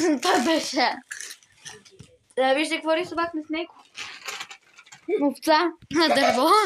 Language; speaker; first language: Bulgarian; early bilingual, other home language; Russian